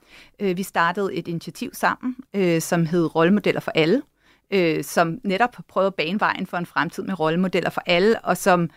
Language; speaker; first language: Danish; native; Danish